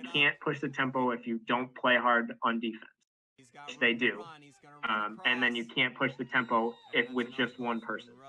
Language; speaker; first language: English; native; English